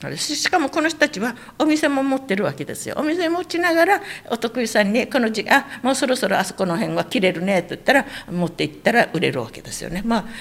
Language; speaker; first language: Japanese; native; Japanese